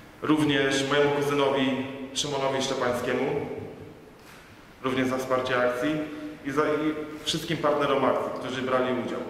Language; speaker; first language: Polish; native; Polish